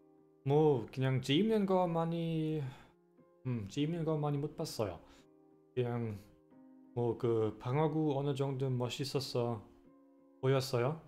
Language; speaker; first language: Korean; non-native, fluent; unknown